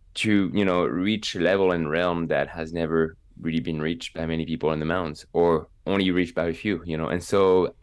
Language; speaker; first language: English; non-native, fluent; French